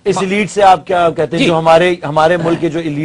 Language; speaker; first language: Urdu; native; Urdu